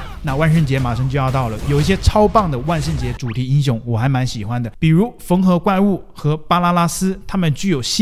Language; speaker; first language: Chinese; native; Chinese